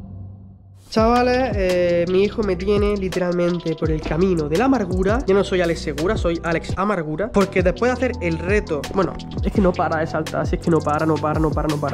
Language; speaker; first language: Spanish; native; Spanish